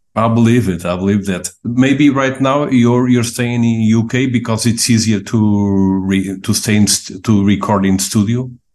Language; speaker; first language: English; non-native, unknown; Portuguese